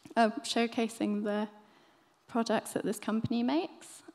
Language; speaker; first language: English; native; English